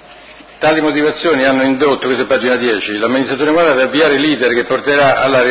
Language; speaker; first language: Italian; native; Italian